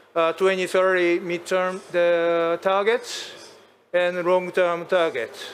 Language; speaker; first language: English; non-native, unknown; Japanese